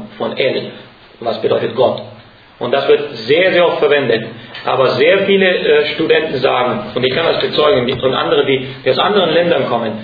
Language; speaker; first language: German; non-native, fluent; Hungarian